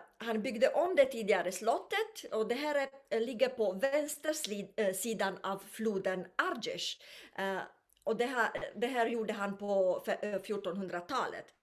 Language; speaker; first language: Swedish; non-native, fluent; Romanian